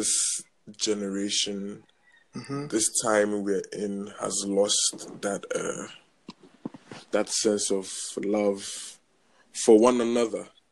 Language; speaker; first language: English; non-native, local second language; Akan